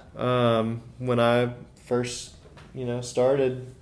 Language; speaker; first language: English; native; English